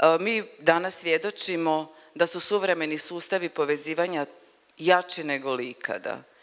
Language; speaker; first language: Croatian; native; Croatian